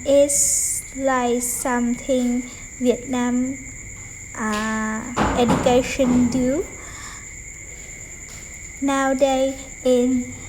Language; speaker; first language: English; non-native, learner; Vietnamese